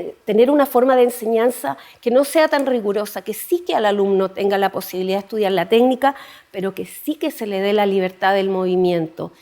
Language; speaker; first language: Spanish; native; Spanish